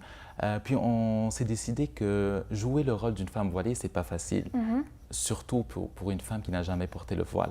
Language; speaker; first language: French; non-native, local second language; Arabic